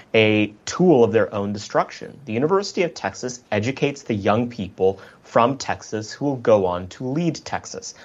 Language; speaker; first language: English; native; English